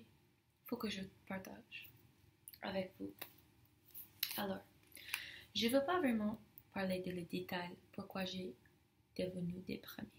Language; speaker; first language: French; non-native, fluent; English